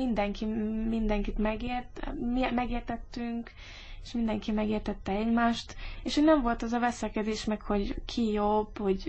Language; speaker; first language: Hungarian; early bilingual, heritage; English